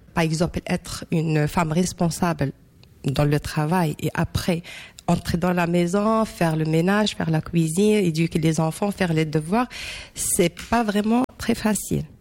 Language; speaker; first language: French; non-native, local second language; Arabic